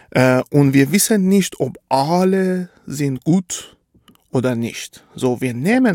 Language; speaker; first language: German; non-native, fluent; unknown